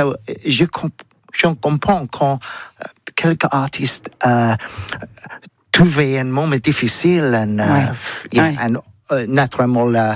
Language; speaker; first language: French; non-native, learner; English